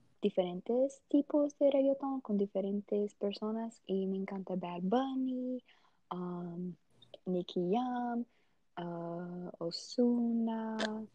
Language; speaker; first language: Spanish; early bilingual, heritage; Portuguese